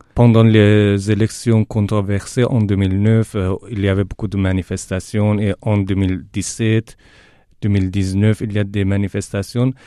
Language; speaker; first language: French; non-native, fluent; Persian